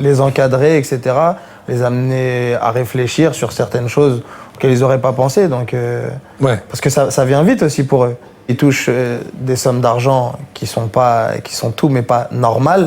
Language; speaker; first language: French; native; French